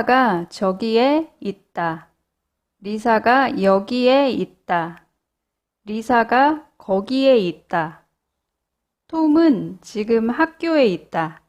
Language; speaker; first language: Korean; non-native, fluent; English